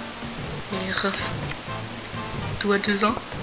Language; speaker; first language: French; non-native, learner; English